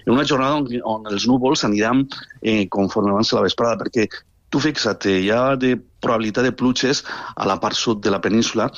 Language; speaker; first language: Catalan; native; Catalan